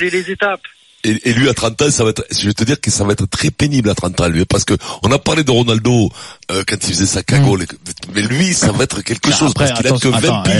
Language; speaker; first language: French; native; French